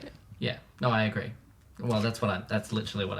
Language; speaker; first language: English; native; English